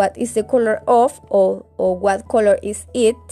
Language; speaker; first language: English; non-native, fluent; Spanish